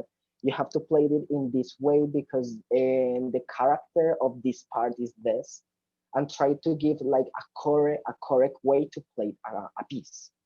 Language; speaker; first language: English; non-native, fluent; Spanish